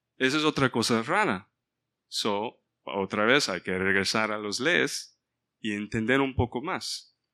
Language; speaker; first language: Spanish; early bilingual, heritage; Spanish